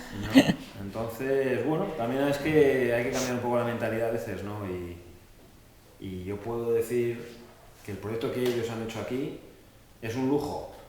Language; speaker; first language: Spanish; native; Spanish